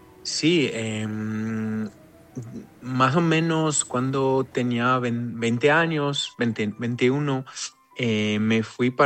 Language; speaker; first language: Spanish; non-native, fluent; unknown